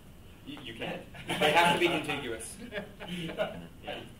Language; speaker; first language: English; native; English